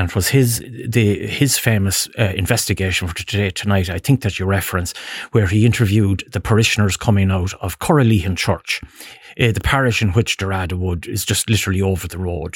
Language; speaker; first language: English; native; English